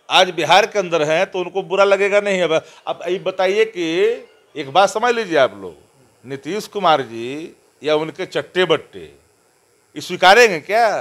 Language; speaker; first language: Hindi; native; Hindi